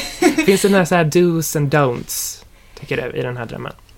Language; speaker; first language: Swedish; native; Swedish